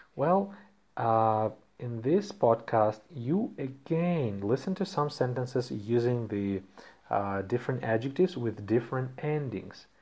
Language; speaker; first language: English; non-native, fluent; Russian